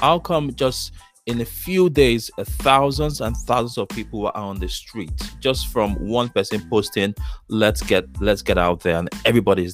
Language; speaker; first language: English; non-native, local second language; Yoruba